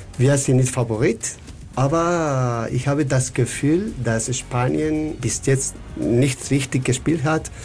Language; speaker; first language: German; non-native, fluent; Spanish